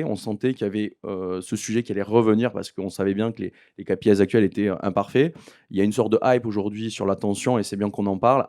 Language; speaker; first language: French; native; French